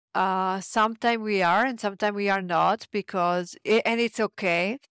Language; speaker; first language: English; non-native, fluent; French